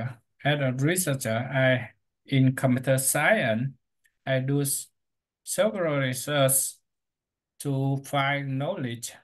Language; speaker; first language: English; non-native, learner; Vietnamese